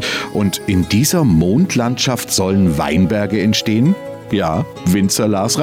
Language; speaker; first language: German; native; German